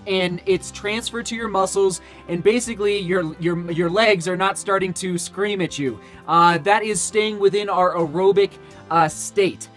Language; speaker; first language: English; native; English